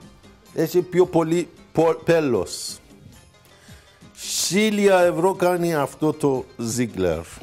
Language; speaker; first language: Greek; non-native, fluent; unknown